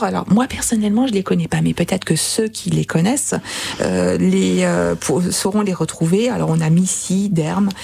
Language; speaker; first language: French; native; French